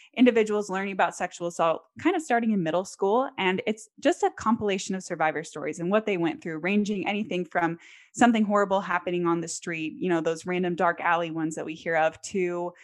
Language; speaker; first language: English; native; English